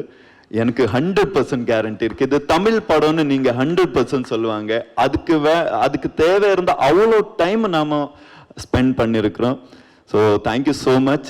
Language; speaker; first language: Tamil; non-native, learner; Kannada